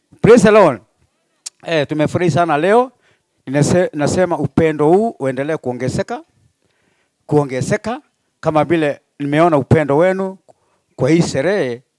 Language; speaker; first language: Swahili; non-native, local second language; Meru